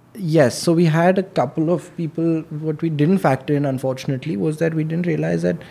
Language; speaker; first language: English; non-native, local second language; Hindi